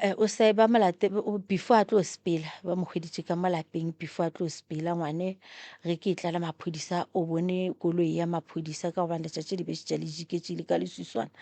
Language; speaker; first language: Northern Sotho; non-native, local second language; Tsonga